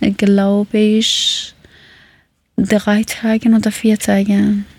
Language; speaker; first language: German; non-native, learner; Persian